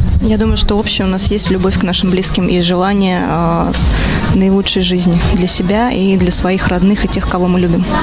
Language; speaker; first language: Russian; native; Russian